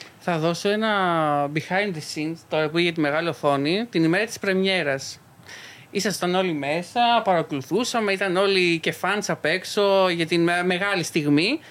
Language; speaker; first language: Greek; native; Greek